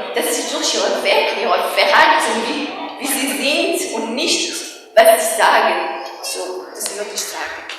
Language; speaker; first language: German; non-native, fluent; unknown